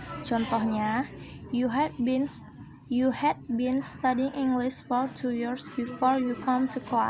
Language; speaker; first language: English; non-native, learner; Indonesian